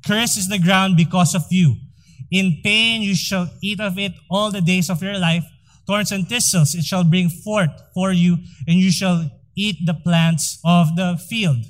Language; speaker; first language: English; non-native, local second language; Filipino